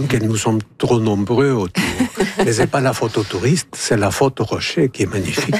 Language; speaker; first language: French; non-native, fluent; Spanish